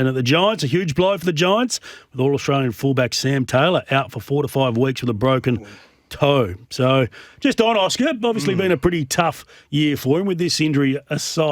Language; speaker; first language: English; native; English